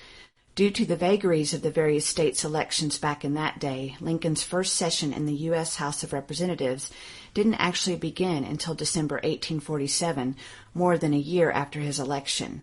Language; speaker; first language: English; native; English